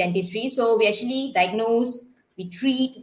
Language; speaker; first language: English; non-native, local second language; Tamil